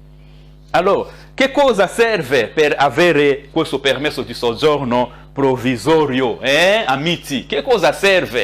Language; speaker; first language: Italian; non-native, fluent; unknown